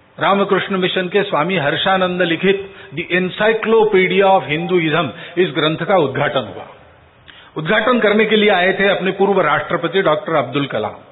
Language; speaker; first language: Hindi; non-native, local second language; Marathi